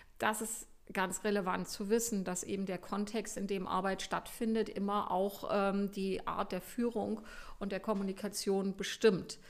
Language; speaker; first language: German; native; German